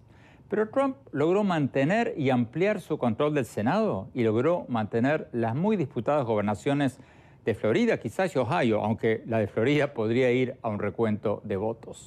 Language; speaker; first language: Spanish; native; Spanish